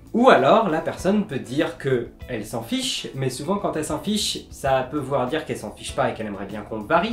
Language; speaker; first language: French; native; French